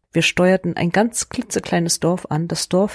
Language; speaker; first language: German; native; German